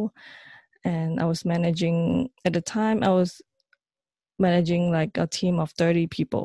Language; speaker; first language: English; non-native, local second language; Chinese